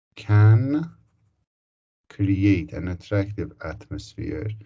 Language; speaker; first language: English; non-native, fluent; Azerbaijani